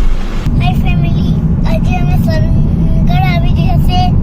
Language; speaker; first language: Gujarati; non-native, local second language; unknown